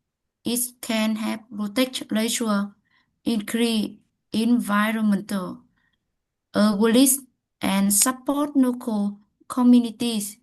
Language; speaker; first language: English; non-native, learner; Vietnamese